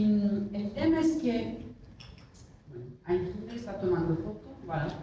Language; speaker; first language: Spanish; non-native, fluent; Italian